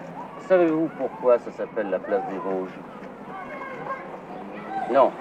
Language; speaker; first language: French; native; French